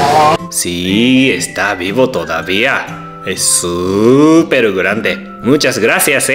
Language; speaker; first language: Spanish; non-native, learner; Japanese